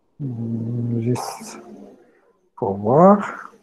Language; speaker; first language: French; non-native, local second language; Arabic